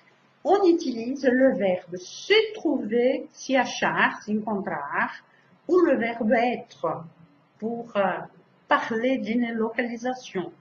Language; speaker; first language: French; non-native, fluent; Portuguese